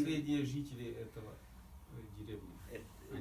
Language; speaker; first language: Russian; non-native, learner; Hungarian